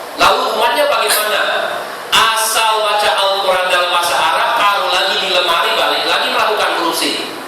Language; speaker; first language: Indonesian; non-native, fluent; English